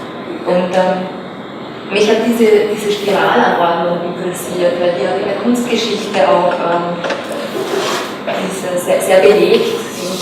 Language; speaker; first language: German; native; German